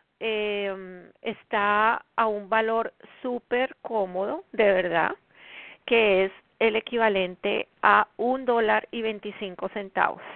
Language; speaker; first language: Spanish; native; Spanish